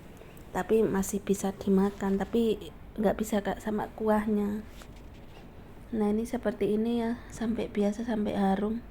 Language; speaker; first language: Indonesian; native; Indonesian